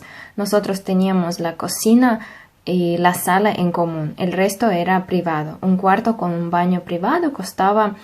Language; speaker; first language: Spanish; non-native, fluent; Russian